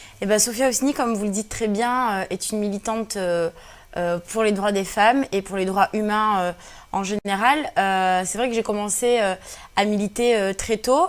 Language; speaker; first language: French; early bilingual, other home language; Kabyle